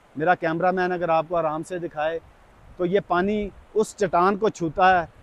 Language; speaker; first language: Urdu; native; Urdu